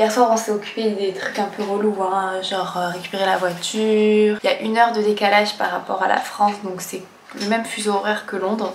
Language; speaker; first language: French; native; French